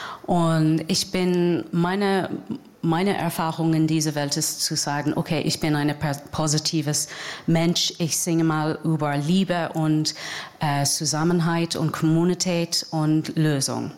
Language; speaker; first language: German; non-native, fluent; English